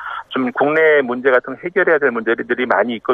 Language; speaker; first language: Korean; native; Korean